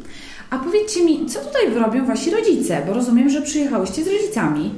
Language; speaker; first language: Polish; native; Polish